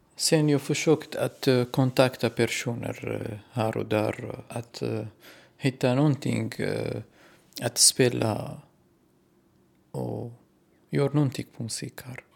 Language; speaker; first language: Swedish; non-native, learner; Arabic